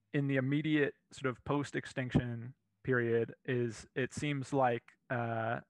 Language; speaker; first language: English; native; English